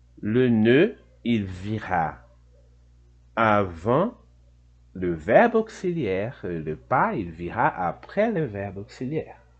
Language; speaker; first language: French; non-native, fluent; Portuguese